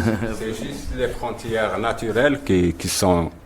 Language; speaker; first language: French; non-native, local second language; Arabic